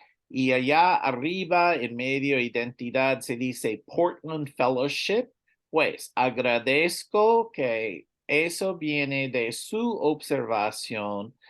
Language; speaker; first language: Spanish; non-native, learner; English